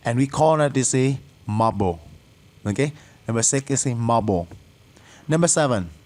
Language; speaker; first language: English; non-native, fluent; Vietnamese